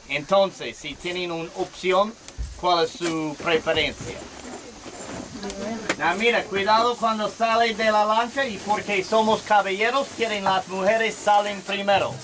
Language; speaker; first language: Spanish; non-native, learner; English